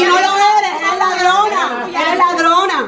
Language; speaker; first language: Spanish; native; Spanish